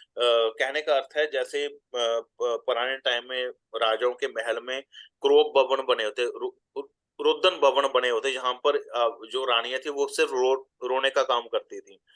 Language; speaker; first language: Hindi; non-native, local second language; Punjabi